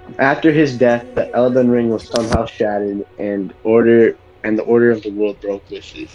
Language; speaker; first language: English; native; English